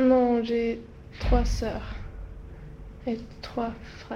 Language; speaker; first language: French; non-native, learner; Swedish